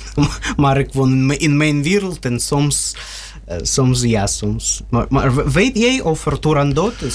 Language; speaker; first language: Dutch; non-native, learner; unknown